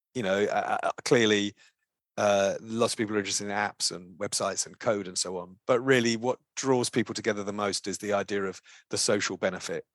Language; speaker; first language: English; native; English